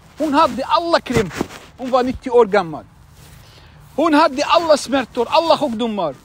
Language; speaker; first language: Swedish; non-native, fluent; Arabic